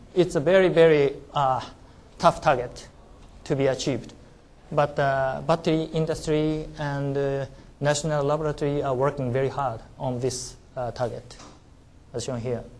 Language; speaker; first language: English; non-native, learner; Japanese